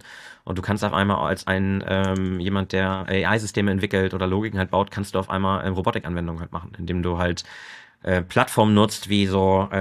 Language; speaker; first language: German; native; German